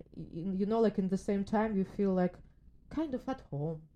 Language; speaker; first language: English; non-native, learner; Russian